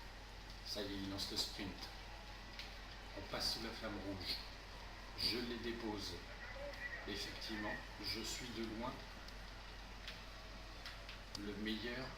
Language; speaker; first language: French; native; French